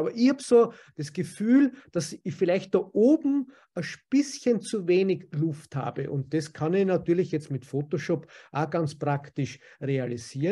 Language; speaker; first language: German; native; German